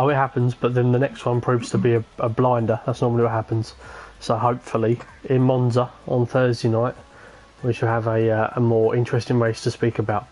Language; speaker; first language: English; native; English